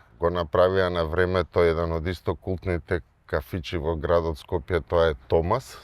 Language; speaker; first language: Macedonian; early bilingual, other home language; Hungarian